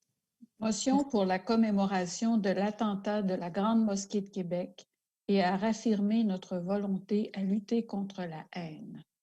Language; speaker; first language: French; native; French